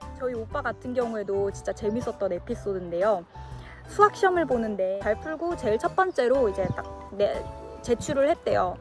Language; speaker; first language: Korean; early bilingual, heritage; Korean